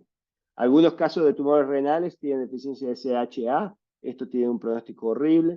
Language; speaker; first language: Spanish; native; Spanish